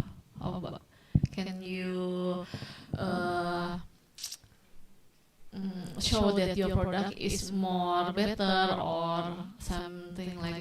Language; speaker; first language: English; non-native, learner; Indonesian